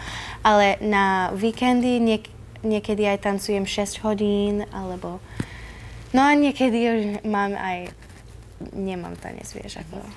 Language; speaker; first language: Slovak; early bilingual, heritage; Slovak